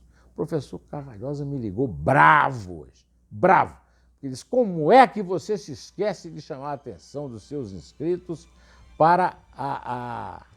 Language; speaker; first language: Portuguese; native; Portuguese